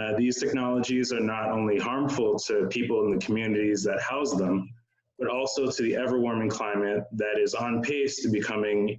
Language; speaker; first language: English; native; English